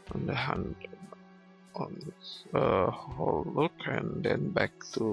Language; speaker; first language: English; non-native, learner; Indonesian